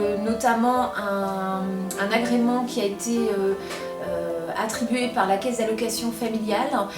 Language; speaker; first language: French; native; French